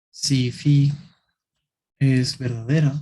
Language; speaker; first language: Spanish; native; Spanish